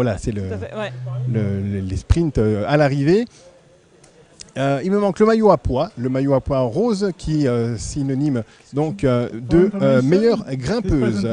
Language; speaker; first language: French; native; French